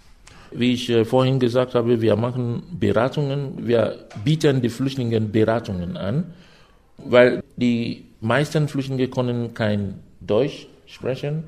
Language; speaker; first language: German; non-native, fluent; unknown